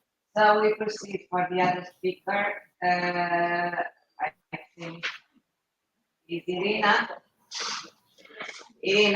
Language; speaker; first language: English; non-native, fluent; Portuguese